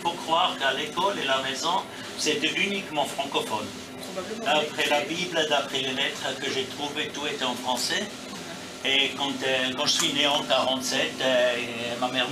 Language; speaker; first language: French; native; French